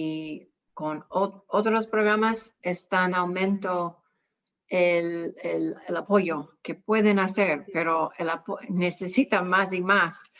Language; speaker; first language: Spanish; non-native, learner; English